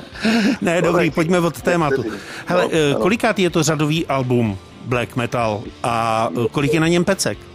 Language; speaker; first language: Czech; native; Czech